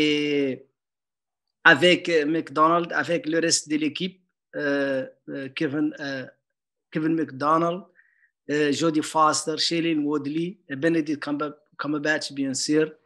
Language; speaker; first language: French; non-native, local second language; Arabic